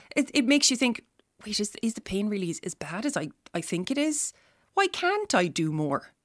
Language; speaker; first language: English; native; English